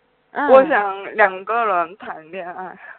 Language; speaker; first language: Chinese; non-native, learner; Korean